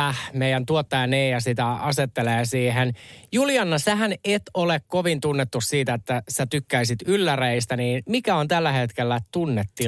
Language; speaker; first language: Finnish; native; Finnish